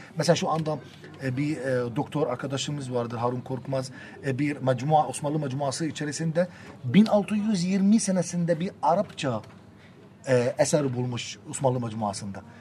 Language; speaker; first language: Turkish; non-native, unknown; Arabic